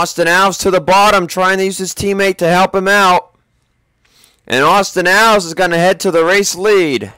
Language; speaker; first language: English; native; English